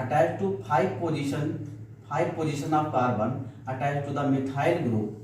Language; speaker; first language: English; non-native, local second language; Hindi